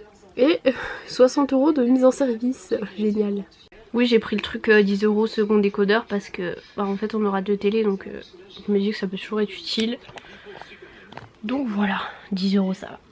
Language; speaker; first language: French; native; French